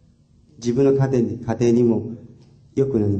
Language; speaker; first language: Japanese; non-native, fluent; Chinese